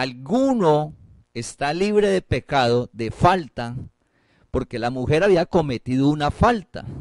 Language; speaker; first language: Spanish; native; Spanish